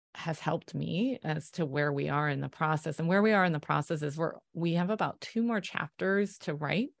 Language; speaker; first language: English; native; English